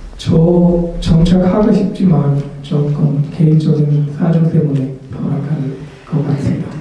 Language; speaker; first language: Korean; non-native, fluent; Urdu